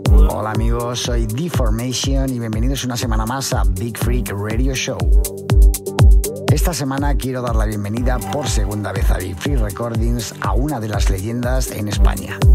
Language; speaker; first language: Spanish; native; Spanish